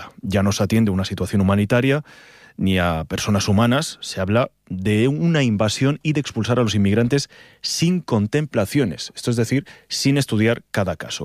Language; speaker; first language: Spanish; native; Spanish